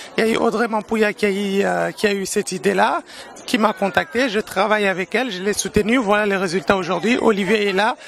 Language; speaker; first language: French; early bilingual, other home language; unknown